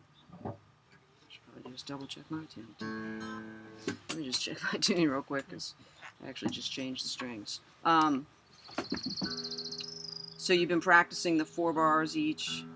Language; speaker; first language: English; native; English